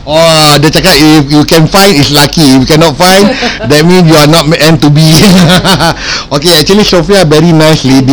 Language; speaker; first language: English; non-native, local second language; Malay